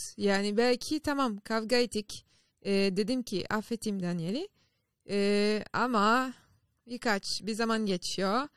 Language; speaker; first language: Turkish; non-native, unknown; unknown